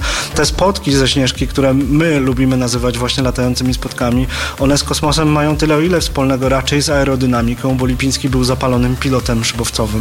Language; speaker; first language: Polish; native; Polish